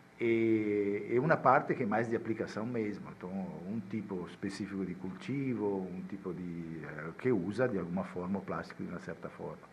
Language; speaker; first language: Portuguese; non-native, fluent; Italian